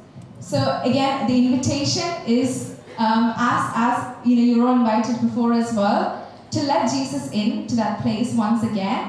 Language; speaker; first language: English; native; English